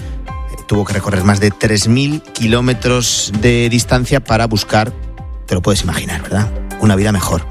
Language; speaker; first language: Spanish; native; Spanish